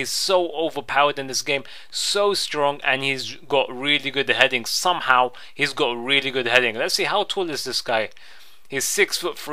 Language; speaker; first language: English; native; English